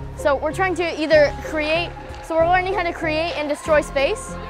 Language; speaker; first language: English; native; English